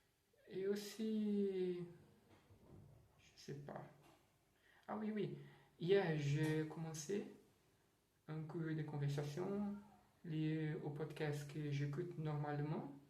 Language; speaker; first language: French; non-native, learner; Portuguese